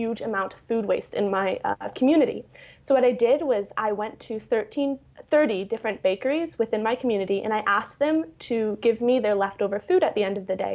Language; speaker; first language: English; native; English